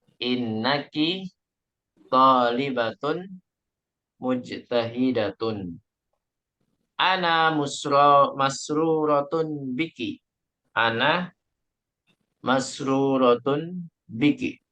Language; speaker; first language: Arabic; non-native, learner; Indonesian